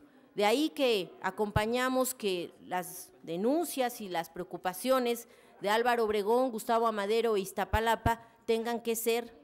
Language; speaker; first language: Spanish; native; Spanish